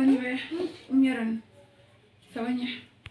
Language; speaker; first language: Arabic; native; Arabic